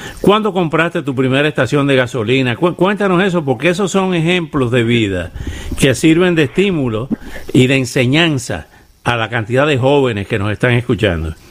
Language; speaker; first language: Spanish; native; Spanish